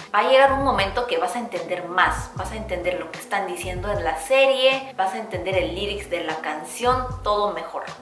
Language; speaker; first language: Spanish; non-native, fluent; Korean